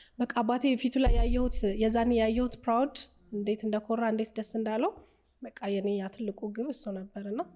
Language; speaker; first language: Amharic; native; Amharic